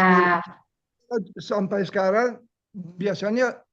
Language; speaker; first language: Indonesian; non-native, fluent; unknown